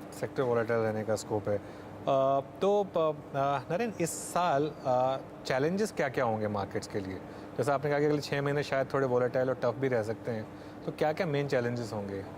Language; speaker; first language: Hindi; native; Hindi